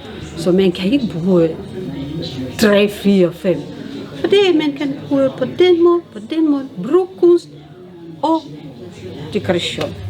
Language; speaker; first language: Danish; non-native, learner; Russian